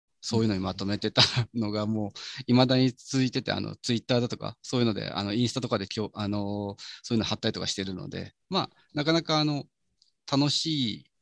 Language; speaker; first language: Japanese; native; Japanese